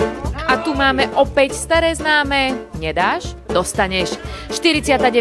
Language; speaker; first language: Slovak; native; Slovak